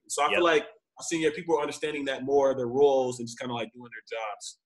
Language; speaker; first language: English; native; English